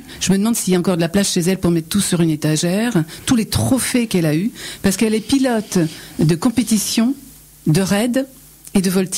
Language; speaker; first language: French; native; French